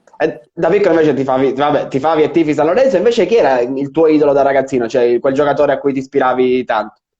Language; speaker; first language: Italian; native; Italian